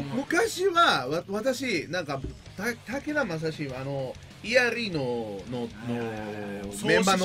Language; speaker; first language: Japanese; non-native, learner; Spanish